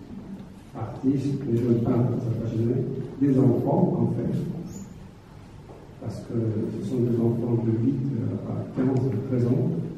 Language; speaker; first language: French; non-native, fluent; Azerbaijani